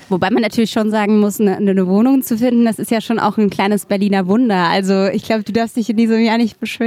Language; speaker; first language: German; native; German